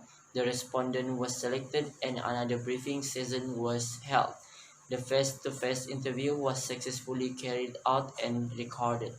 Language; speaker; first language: English; non-native, local second language; Malay